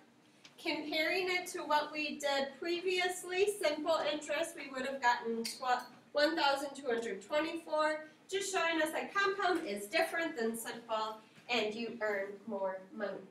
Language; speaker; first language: English; native; English